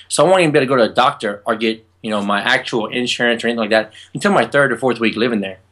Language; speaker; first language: English; native; English